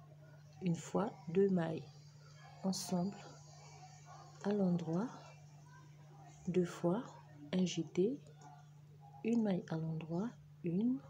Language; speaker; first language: French; native; French